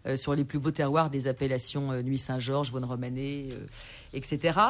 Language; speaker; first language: French; native; French